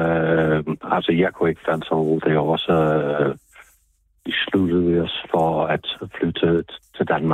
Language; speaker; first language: Danish; non-native, fluent; English